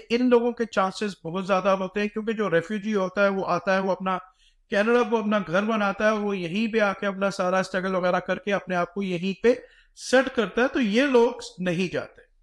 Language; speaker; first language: Urdu; native; Urdu